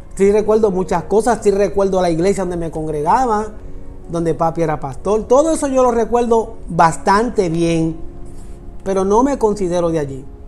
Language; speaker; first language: Spanish; native; Spanish